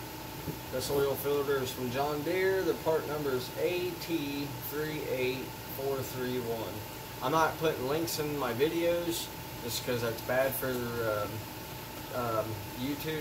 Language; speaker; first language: English; native; English